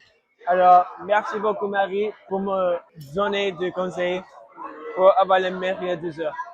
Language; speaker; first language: French; non-native, learner; English